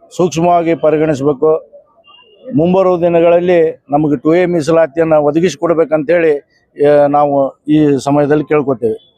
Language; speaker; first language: Kannada; native; Kannada